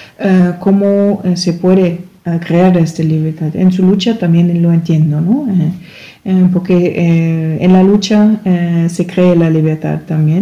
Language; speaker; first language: Spanish; non-native, learner; German